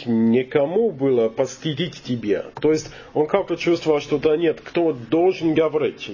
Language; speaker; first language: Russian; non-native, learner; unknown